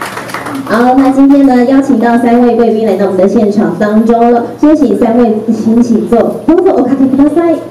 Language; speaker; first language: Chinese; native; Chinese